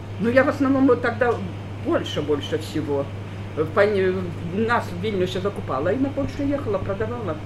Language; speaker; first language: Russian; non-native, local second language; Polish